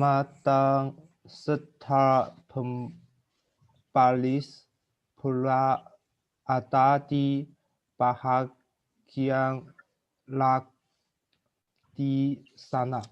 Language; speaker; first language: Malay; non-native, learner; Chinese